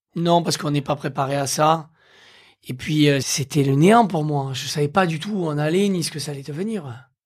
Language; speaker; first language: French; native; French